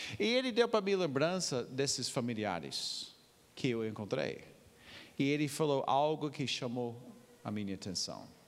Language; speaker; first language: Portuguese; non-native, fluent; English